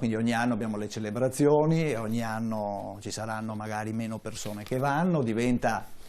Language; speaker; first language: Italian; native; Italian